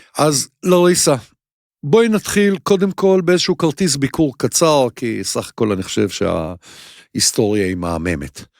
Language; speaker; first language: Hebrew; native; Hebrew